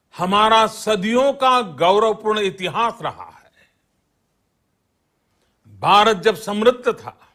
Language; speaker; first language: Hindi; non-native, local second language; Gujarati